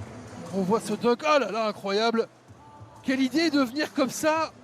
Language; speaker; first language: French; native; French